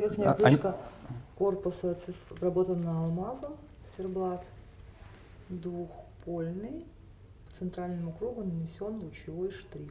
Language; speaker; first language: Russian; native; Russian